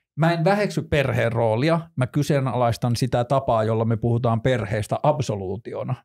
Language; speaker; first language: Finnish; native; Finnish